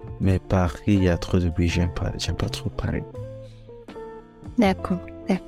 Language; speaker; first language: French; non-native, fluent; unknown